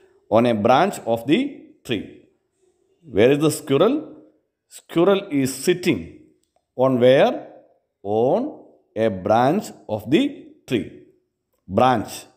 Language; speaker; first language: English; non-native, local second language; Malayalam